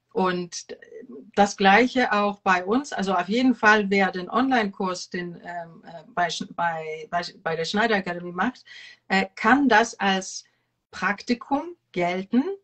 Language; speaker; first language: German; non-native, fluent; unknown